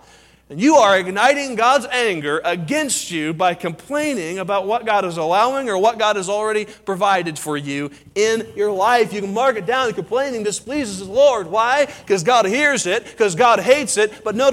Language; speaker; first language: English; native; English